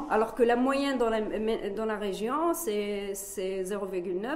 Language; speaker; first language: French; non-native, local second language; Arabic